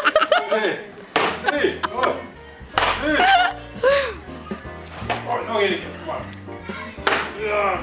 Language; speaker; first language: Dutch; native; Dutch